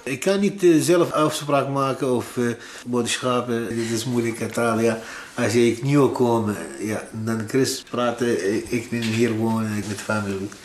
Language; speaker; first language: Dutch; non-native, learner; Arabic